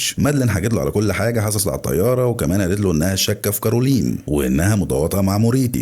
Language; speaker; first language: Arabic; native; Arabic